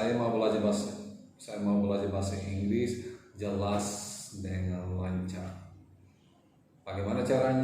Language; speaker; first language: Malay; non-native, fluent; English